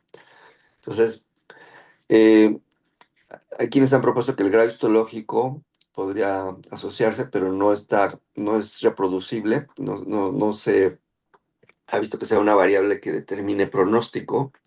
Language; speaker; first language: Spanish; native; Spanish